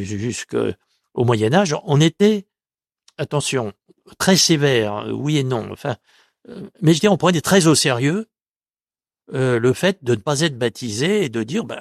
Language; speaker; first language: French; native; French